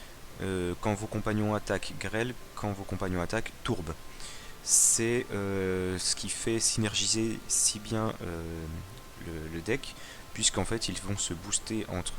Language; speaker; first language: French; native; French